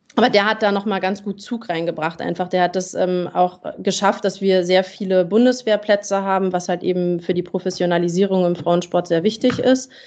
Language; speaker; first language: German; native; German